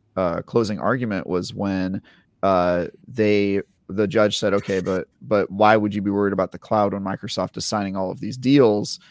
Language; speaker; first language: English; native; English